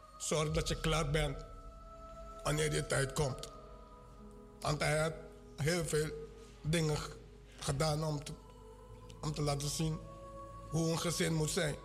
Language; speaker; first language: Dutch; non-native, local second language; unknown